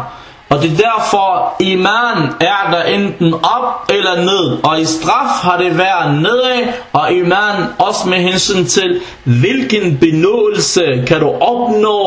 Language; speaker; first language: Danish; non-native, fluent; Arabic